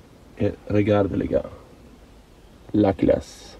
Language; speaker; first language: French; non-native, learner; Italian